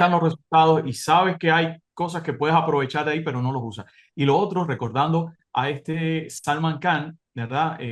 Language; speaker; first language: Spanish; native; Spanish